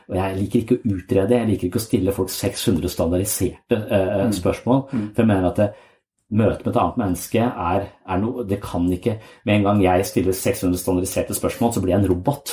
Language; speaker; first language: Norwegian; native; Norwegian